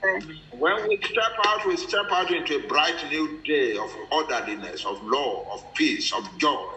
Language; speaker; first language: English; non-native, local second language; Yoruba